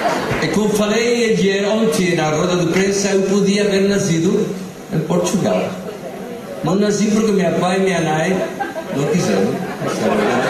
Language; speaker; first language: Portuguese; non-native, learner; Spanish